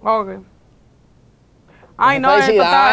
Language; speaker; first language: Spanish; native; Spanish